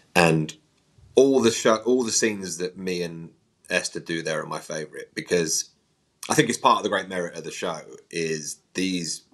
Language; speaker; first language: English; native; English